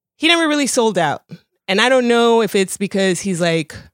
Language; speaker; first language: English; early bilingual, other home language; Spanish